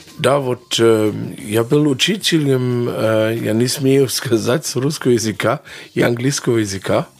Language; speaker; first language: Russian; non-native, fluent; German